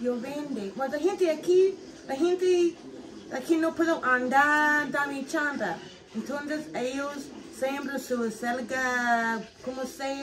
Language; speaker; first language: Spanish; non-native, learner; English